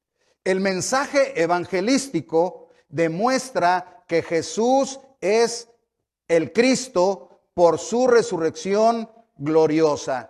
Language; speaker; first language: Spanish; native; Spanish